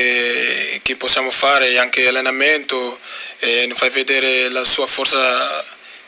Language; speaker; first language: Italian; non-native, fluent; Portuguese